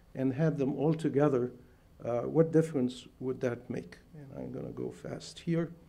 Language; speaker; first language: English; non-native, fluent; Arabic